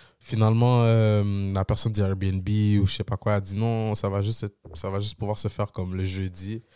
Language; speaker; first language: French; early bilingual, other home language; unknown